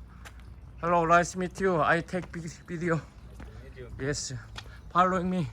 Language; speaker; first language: English; non-native, learner; Korean